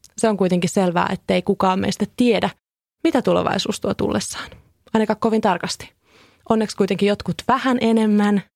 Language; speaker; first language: Finnish; native; Finnish